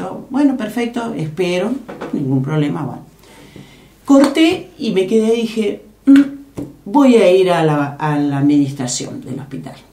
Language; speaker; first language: Spanish; native; Spanish